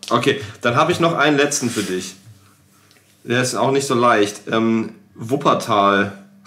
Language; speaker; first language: German; native; German